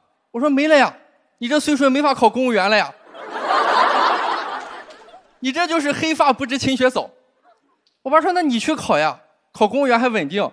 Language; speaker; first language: Chinese; native; Chinese